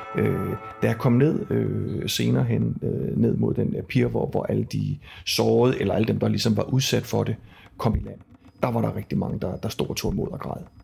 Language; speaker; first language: Danish; native; Danish